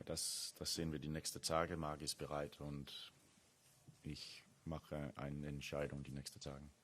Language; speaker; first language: German; non-native, learner; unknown